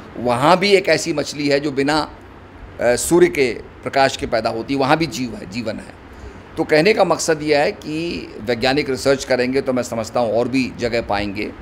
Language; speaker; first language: Hindi; native; Hindi